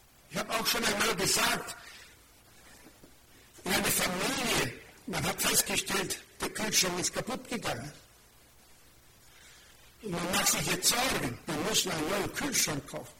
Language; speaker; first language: German; non-native, fluent; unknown